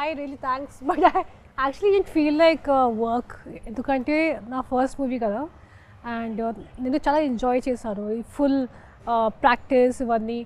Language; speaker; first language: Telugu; non-native, fluent; Hindi